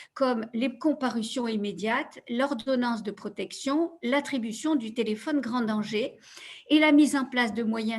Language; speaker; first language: French; native; French